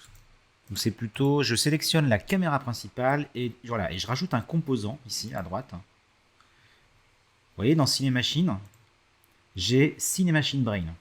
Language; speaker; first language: French; native; French